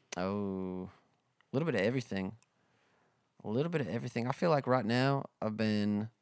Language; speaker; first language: English; native; English